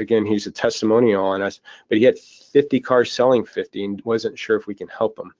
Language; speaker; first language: English; native; English